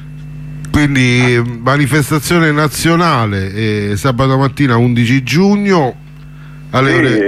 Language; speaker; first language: Italian; native; Italian